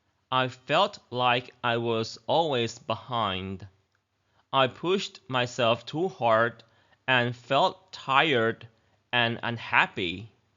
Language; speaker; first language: English; non-native, fluent; Thai